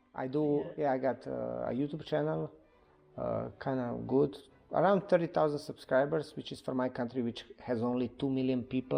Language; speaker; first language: English; non-native, fluent; Slovenian